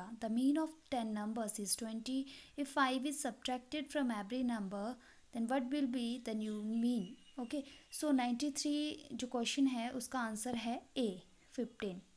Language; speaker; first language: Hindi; native; Hindi